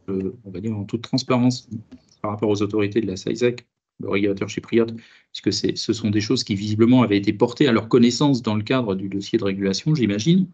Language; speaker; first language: French; native; French